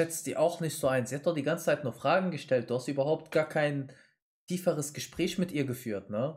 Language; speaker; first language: German; native; German